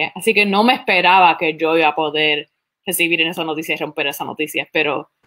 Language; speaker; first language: Spanish; early bilingual, heritage; Spanish